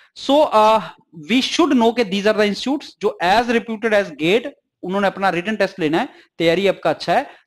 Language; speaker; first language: English; non-native, local second language; Hindi